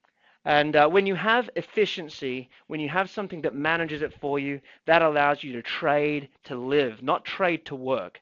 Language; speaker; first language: English; native; English